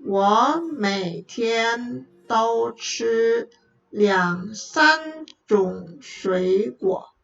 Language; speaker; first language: Chinese; non-native, fluent; Indonesian